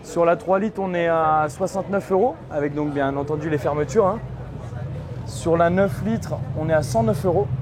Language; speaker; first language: French; native; French